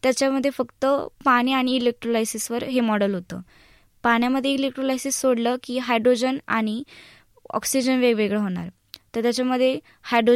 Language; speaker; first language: Marathi; native; Marathi